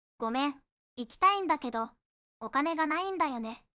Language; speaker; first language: Japanese; native; Japanese